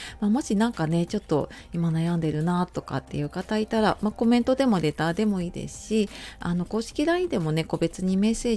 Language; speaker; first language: Japanese; native; Japanese